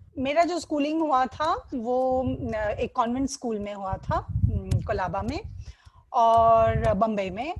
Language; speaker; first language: Hindi; non-native, local second language; Gujarati